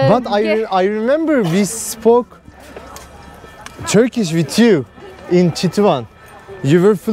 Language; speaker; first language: English; non-native, learner; Turkish